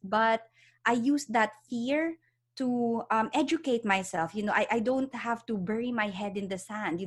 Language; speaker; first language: English; non-native, local second language; Filipino